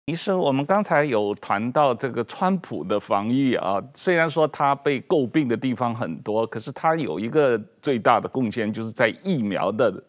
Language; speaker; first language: Chinese; native; Chinese